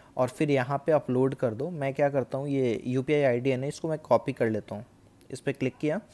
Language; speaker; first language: Hindi; native; Hindi